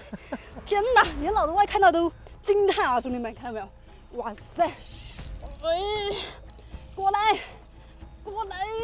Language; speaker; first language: Chinese; native; Chinese